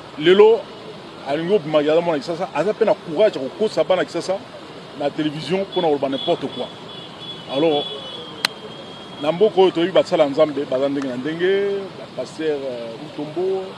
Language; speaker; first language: Lingala; native; Lingala